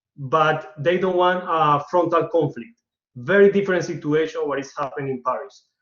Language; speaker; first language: English; non-native, learner; Spanish